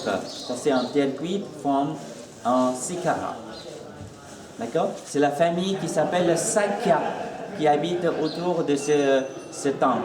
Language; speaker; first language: French; non-native, fluent; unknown